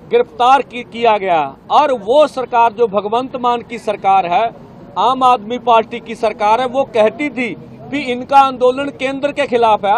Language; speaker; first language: Hindi; non-native, local second language; Punjabi